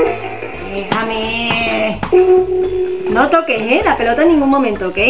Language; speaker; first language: Spanish; native; Spanish